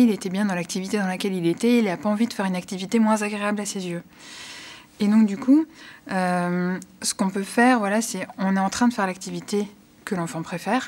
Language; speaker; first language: French; native; French